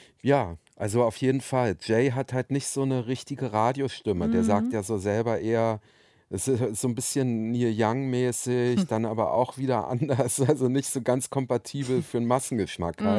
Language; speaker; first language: German; native; German